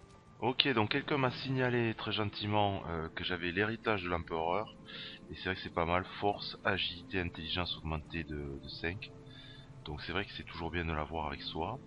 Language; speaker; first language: French; native; French